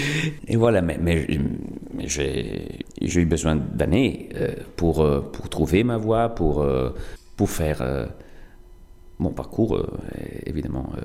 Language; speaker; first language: French; non-native, fluent; Italian